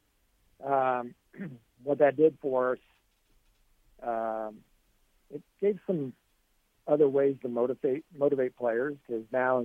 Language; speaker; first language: English; native; English